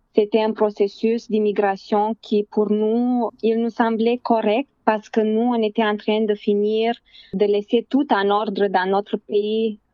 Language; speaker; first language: French; non-native, fluent; Romanian